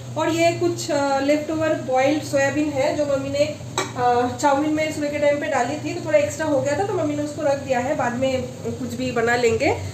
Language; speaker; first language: Hindi; non-native, local second language; Bangla